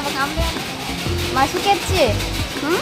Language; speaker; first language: Korean; non-native, learner; Thai